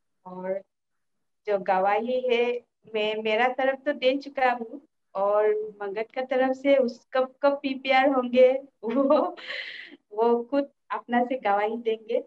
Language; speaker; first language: Hindi; non-native, local second language; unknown